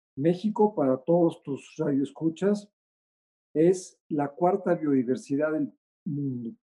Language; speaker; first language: Spanish; native; Spanish